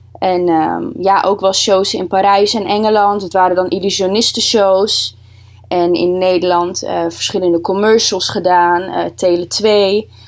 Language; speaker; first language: Dutch; early bilingual, other home language; Russian